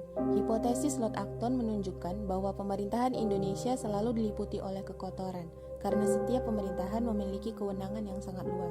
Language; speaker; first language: Indonesian; native; Indonesian